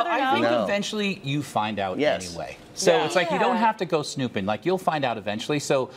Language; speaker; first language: English; native; English